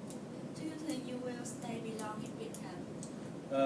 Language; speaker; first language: English; non-native, learner; Vietnamese